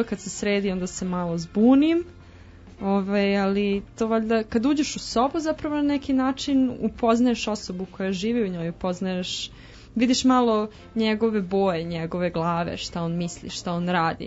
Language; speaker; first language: Serbian; native; Serbian